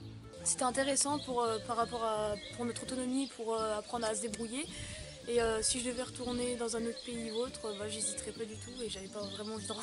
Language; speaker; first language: French; native; French